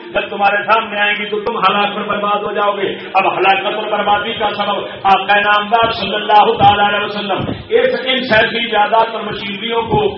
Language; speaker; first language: Urdu; non-native, local second language; Punjabi